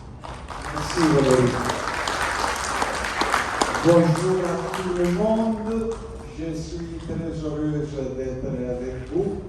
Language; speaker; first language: French; non-native, learner; Italian